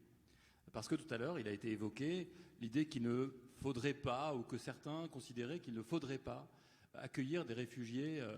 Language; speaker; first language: French; native; French